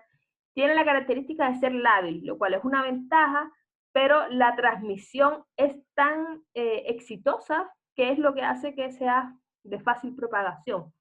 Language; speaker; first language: Spanish; native; Spanish